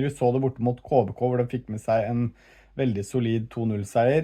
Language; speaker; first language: Norwegian; native; Norwegian